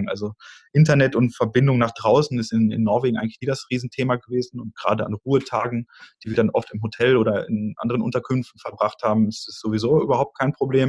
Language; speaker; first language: German; native; German